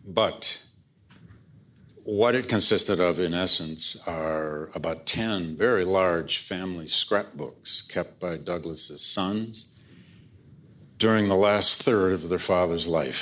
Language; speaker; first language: English; native; English